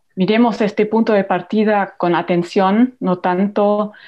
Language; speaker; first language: Spanish; non-native, fluent; German